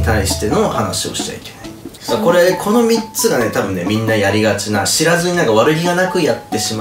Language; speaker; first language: Japanese; native; Japanese